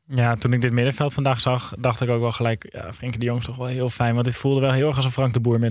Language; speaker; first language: Dutch; native; Dutch